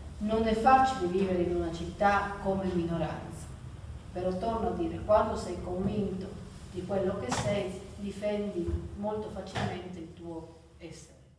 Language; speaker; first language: Italian; early bilingual, heritage; Italian